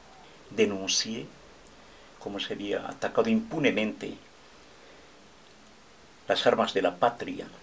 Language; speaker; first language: Spanish; native; Spanish